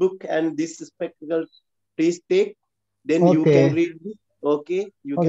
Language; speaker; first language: English; non-native, learner; Sinhala